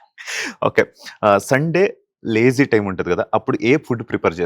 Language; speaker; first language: Telugu; non-native, local second language; Kannada